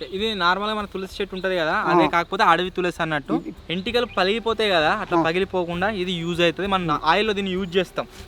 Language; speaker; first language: Telugu; native; Telugu